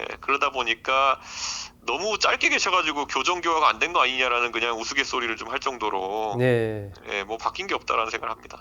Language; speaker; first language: Korean; native; Korean